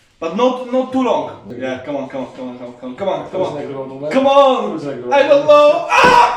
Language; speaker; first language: English; non-native, learner; Polish